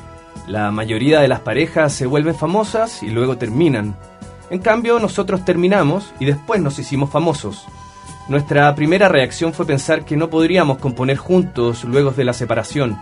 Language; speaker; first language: Spanish; native; Spanish